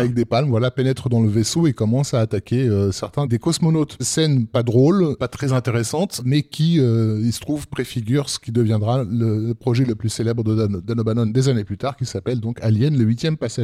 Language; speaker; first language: French; native; French